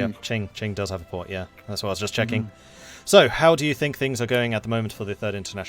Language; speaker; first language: English; native; English